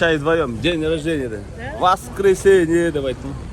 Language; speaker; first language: Russian; non-native, local second language; Kazakh